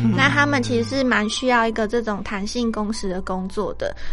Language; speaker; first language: Chinese; native; Chinese